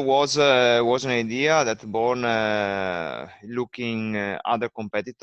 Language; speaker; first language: English; non-native, learner; Italian